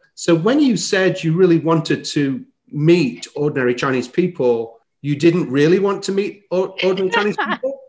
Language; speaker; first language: English; native; English